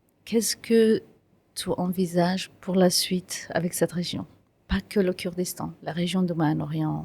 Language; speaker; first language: French; non-native, fluent; Kurdish